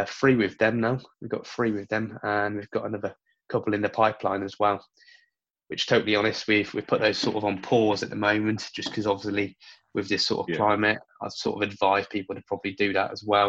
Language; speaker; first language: English; native; English